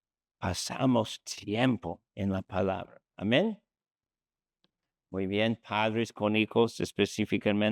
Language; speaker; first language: Spanish; non-native, fluent; English